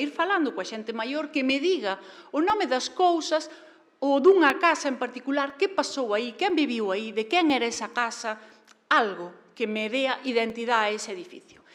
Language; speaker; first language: Galician; native; Galician